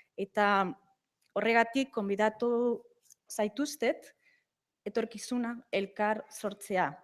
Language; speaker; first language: Basque; non-native, local second language; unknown